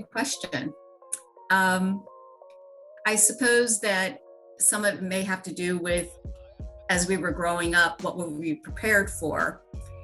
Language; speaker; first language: English; native; English